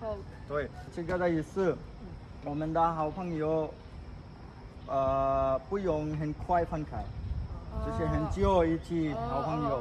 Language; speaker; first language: Chinese; non-native, learner; Bangla